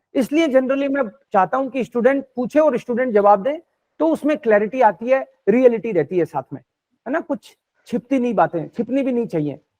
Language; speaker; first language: Hindi; native; Hindi